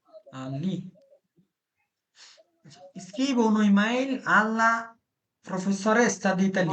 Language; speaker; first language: Italian; non-native, fluent; Bangla